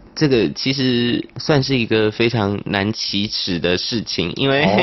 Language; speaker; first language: Chinese; native; Chinese